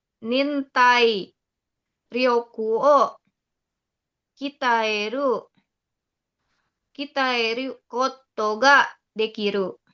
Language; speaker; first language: Japanese; non-native, learner; Indonesian